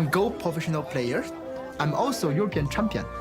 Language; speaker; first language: English; non-native, learner; Chinese